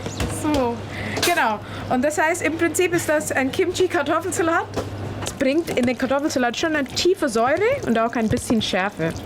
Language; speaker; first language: German; non-native, fluent; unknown